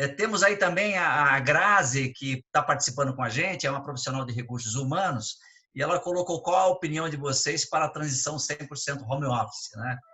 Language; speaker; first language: Portuguese; native; Portuguese